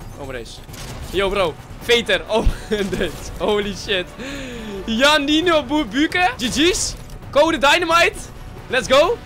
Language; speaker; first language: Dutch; native; Dutch